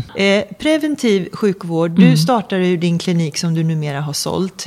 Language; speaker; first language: Swedish; native; Swedish